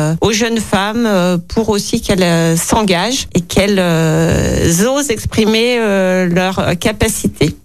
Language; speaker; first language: French; native; French